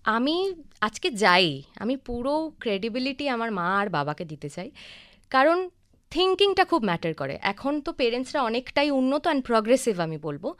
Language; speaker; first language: Bangla; native; Bangla